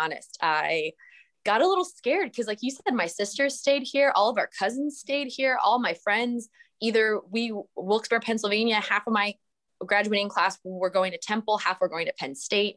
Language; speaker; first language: English; native; English